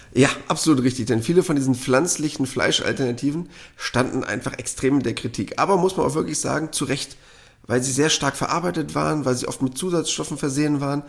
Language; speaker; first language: German; native; German